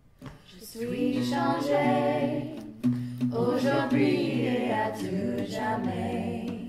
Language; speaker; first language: French; non-native, learner; English